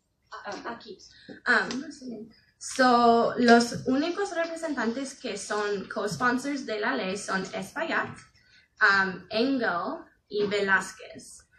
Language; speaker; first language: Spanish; non-native, fluent; English